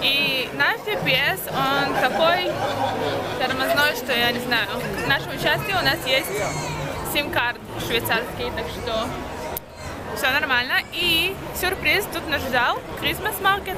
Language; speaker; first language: Russian; early bilingual, heritage; Russian